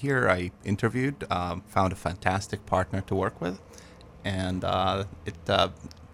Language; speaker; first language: English; native; English